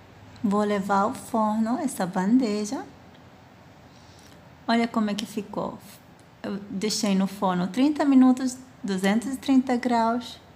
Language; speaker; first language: Portuguese; non-native, fluent; Arabic